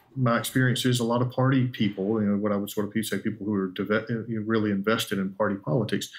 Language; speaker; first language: English; native; English